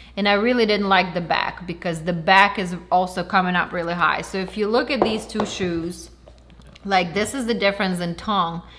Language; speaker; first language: English; non-native, fluent; Ukrainian